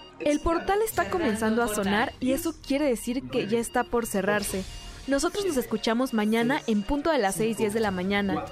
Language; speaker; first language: Spanish; native; Spanish